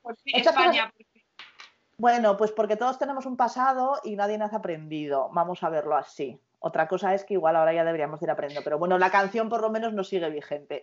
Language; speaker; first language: Spanish; native; Spanish